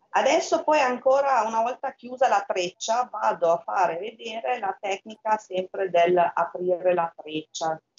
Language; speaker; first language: Italian; early bilingual, other home language; Albanian